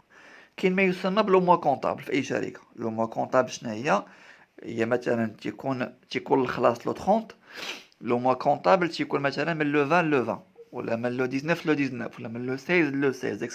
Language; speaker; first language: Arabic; native; Arabic